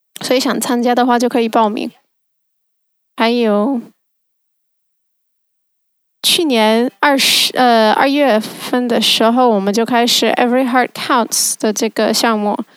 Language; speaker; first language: Chinese; non-native, fluent; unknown